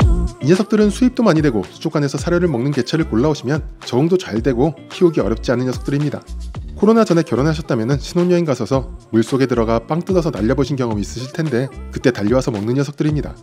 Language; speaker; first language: Korean; native; Korean